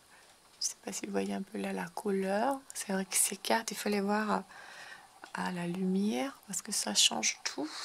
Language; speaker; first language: French; non-native, fluent; Spanish